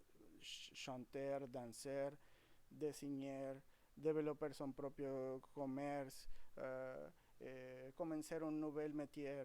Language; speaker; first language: French; non-native, fluent; Spanish